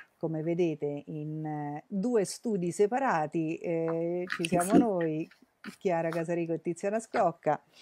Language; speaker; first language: Italian; native; Italian